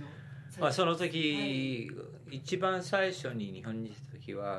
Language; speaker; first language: Japanese; non-native, fluent; English